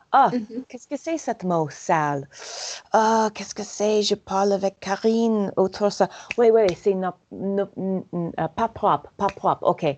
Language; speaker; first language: French; non-native, learner; English